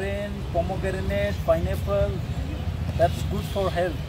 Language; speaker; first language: English; non-native, learner; Hindi